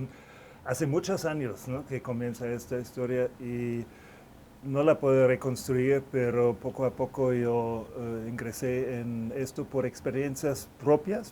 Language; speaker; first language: Spanish; non-native, fluent; German